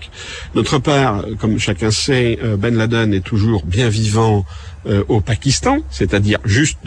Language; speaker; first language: French; native; French